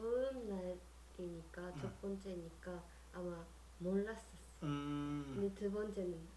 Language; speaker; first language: Korean; non-native, learner; Japanese